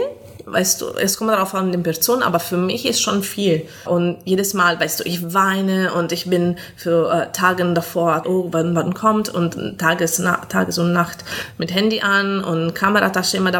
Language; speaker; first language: German; non-native, fluent; Italian